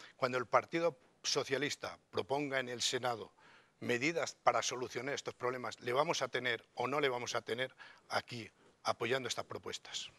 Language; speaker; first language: Spanish; native; Spanish